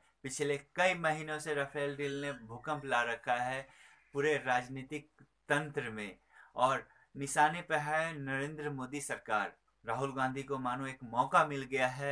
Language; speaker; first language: Hindi; native; Hindi